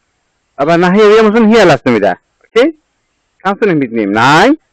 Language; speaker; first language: German; non-native, learner; Turkish